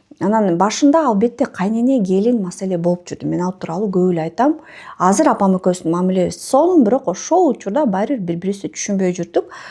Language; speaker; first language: Kyrgyz; non-native, local second language; Russian